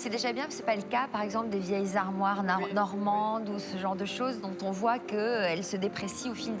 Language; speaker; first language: French; native; French